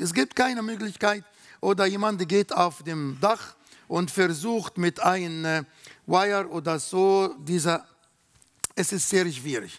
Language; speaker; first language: German; non-native, learner; Arabic